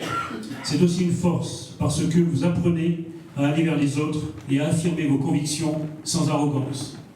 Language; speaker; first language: French; native; French